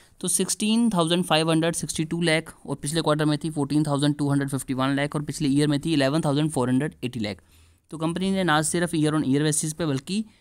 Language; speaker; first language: Hindi; native; Hindi